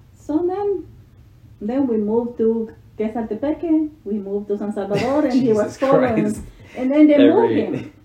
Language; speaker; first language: English; non-native, learner; Spanish